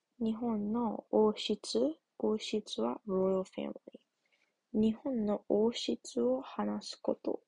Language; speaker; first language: Japanese; non-native, learner; English